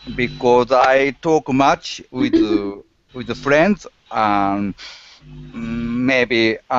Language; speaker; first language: English; non-native, learner; Japanese